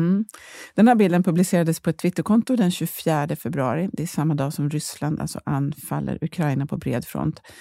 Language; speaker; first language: Swedish; native; Swedish